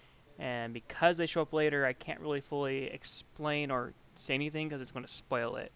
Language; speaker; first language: English; native; English